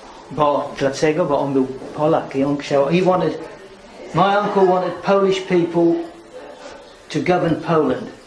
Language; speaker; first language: Polish; early bilingual, heritage; English